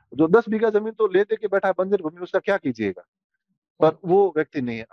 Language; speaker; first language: Hindi; native; Hindi